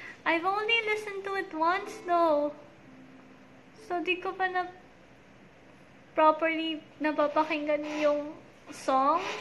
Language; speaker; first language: English; non-native, local second language; Filipino